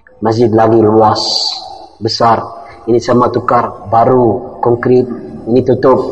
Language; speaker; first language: Malay; non-native, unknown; Arabic